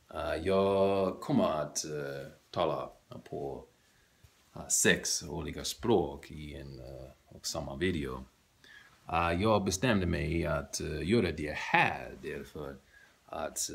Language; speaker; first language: Swedish; non-native, learner; English